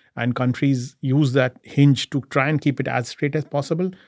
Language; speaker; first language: English; non-native, local second language; Hindi